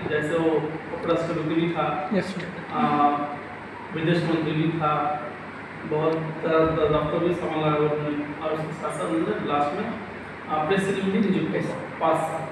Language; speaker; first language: Hindi; non-native, local second language; Bangla